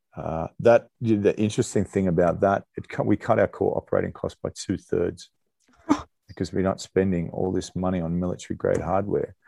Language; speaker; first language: English; native; English